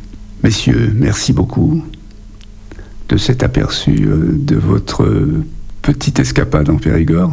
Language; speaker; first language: French; native; French